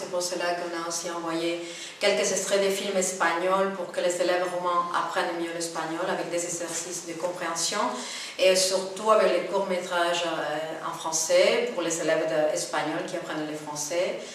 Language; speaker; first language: French; non-native, fluent; Spanish